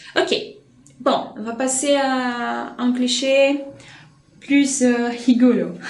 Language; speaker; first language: French; non-native, fluent; Portuguese